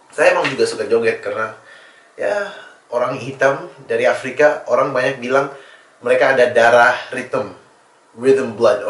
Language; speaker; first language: Indonesian; early bilingual, other home language; English